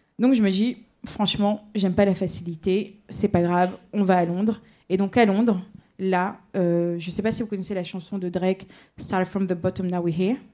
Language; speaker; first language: French; native; French